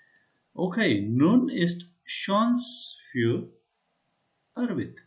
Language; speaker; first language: German; non-native, fluent; Hindi